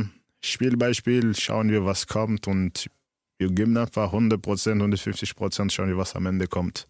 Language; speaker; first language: German; early bilingual, other home language; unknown